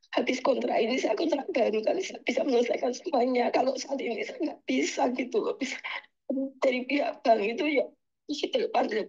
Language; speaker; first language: Indonesian; native; Indonesian